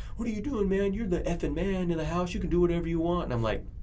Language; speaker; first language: English; native; English